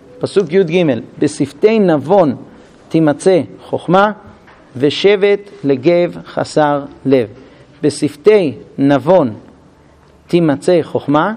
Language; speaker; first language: Hebrew; non-native, fluent; English